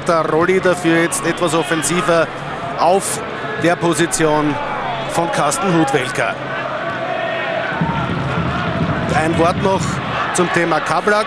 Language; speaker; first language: German; native; German